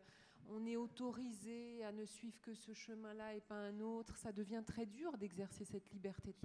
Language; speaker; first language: French; native; French